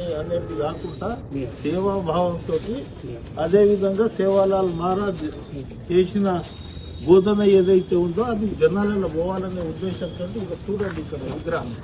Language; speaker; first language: Telugu; non-native, local second language; Lambadi